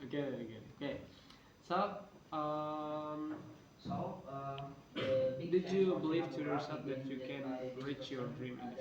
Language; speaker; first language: English; non-native, learner; Indonesian